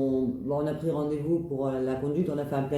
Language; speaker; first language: French; native; French